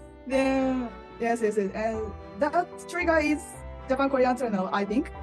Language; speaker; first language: English; non-native, learner; Japanese